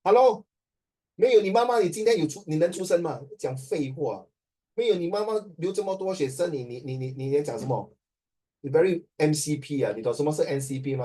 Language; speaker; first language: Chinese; native; Chinese